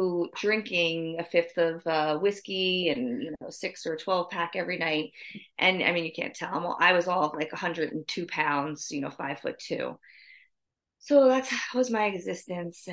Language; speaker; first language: English; native; English